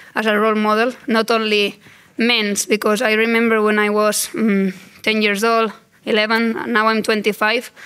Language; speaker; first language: English; non-native, learner; Spanish